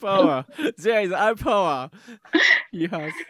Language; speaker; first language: English; non-native, learner; Japanese